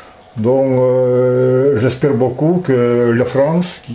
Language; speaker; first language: French; non-native, fluent; Russian